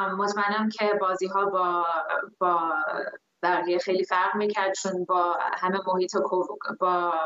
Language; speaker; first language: Persian; early bilingual, heritage; Persian